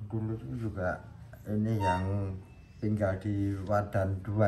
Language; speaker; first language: Indonesian; non-native, local second language; Javanese